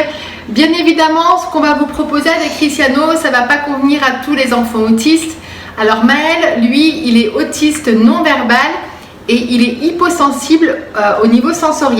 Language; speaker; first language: French; native; French